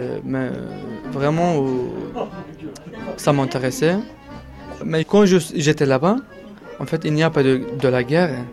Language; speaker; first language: French; non-native, learner; Kurdish